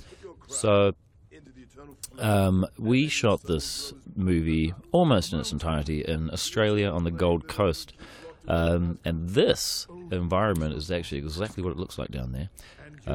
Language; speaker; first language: English; native; English